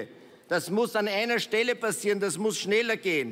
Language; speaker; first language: German; native; German